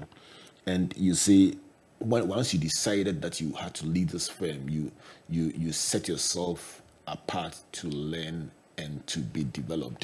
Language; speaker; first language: English; non-native, local second language; Akan